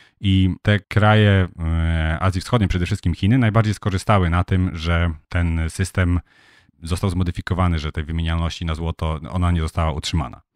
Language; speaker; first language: Polish; native; Polish